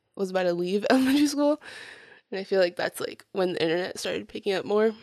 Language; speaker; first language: English; early bilingual, other home language; Spanish